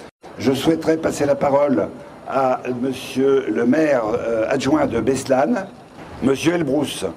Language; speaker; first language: French; native; French